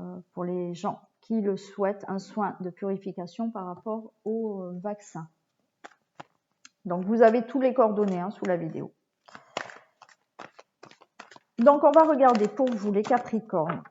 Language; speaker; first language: French; native; French